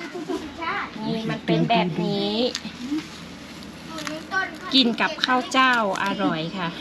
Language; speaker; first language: Thai; native; Thai